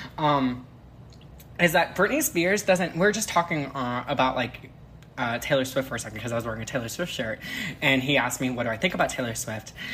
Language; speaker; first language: English; native; English